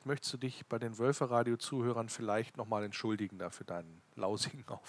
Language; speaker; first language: German; native; German